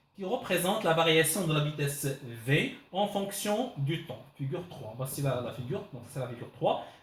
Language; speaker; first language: French; non-native, local second language; Arabic